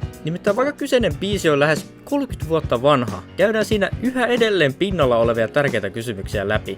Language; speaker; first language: Finnish; native; Finnish